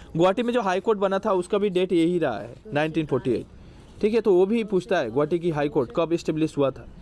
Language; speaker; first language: Hindi; non-native, local second language; Assamese